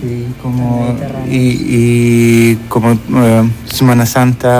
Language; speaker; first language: Spanish; non-native, learner; Russian